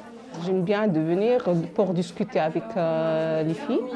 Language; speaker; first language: French; non-native, learner; Arabic